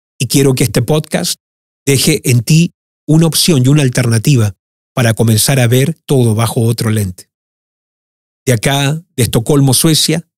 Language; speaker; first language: Spanish; early bilingual, heritage; Spanish